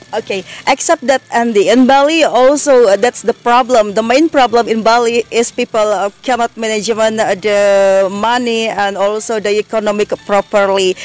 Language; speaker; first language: English; non-native, learner; Indonesian